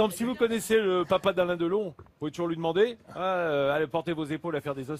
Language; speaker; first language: French; native; French